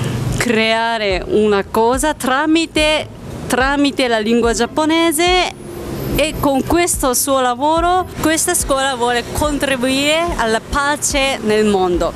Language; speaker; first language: Italian; non-native, fluent; Japanese